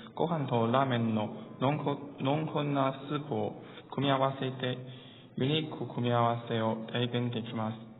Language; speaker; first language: Japanese; non-native, fluent; Chinese